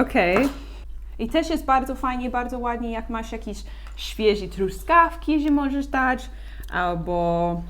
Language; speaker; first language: Polish; non-native, learner; English